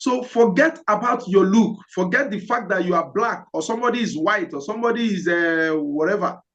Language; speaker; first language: English; non-native, local second language; Yoruba